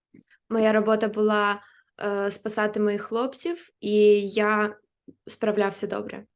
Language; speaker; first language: Ukrainian; native; Ukrainian